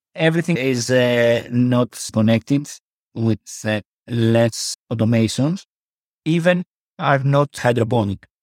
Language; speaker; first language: English; non-native, learner; Greek